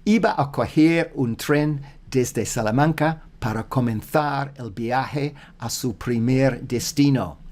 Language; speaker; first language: Spanish; non-native, learner; English